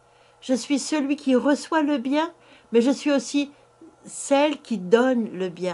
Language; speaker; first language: French; native; French